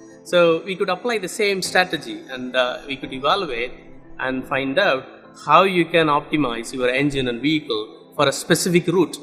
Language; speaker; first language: English; non-native, fluent; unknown